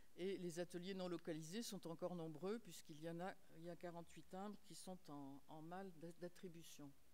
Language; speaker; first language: French; native; French